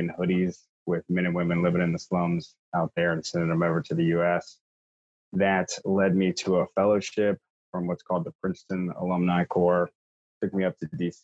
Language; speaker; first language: English; native; English